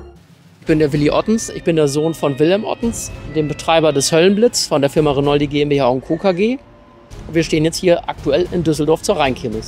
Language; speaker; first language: German; native; German